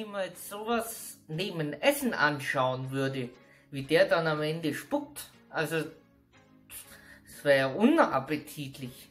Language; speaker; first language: German; native; German